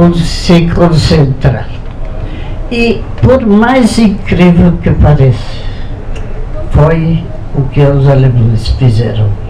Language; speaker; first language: Portuguese; non-native, fluent; Polish